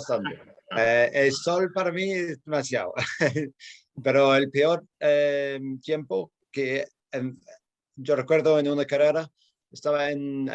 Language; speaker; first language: Spanish; non-native, fluent; English